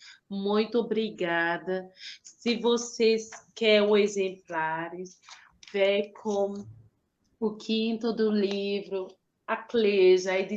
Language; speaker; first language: Portuguese; non-native, fluent; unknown